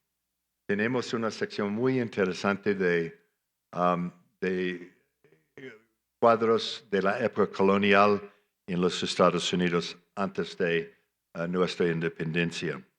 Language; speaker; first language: Spanish; non-native, fluent; English